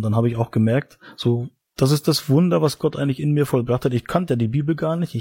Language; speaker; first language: German; native; German